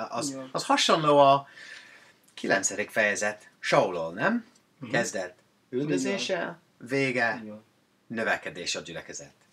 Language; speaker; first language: Hungarian; non-native, learner; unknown